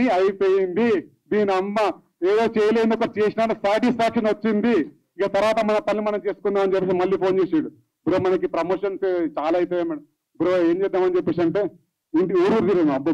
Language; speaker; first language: Telugu; native; Telugu